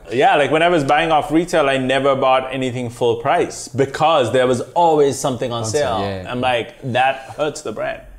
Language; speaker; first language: English; non-native, local second language; Sinhala